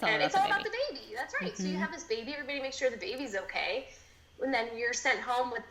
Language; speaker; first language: English; native; English